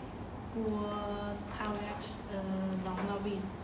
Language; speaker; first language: French; non-native, learner; Khmer